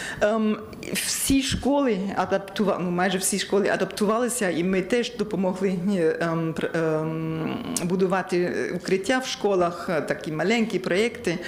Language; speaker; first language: Ukrainian; non-native, learner; German